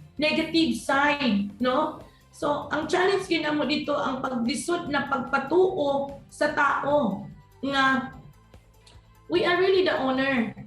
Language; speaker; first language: Cebuano; native; Cebuano